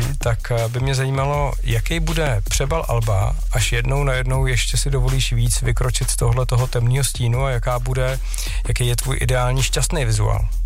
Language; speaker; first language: Czech; native; Czech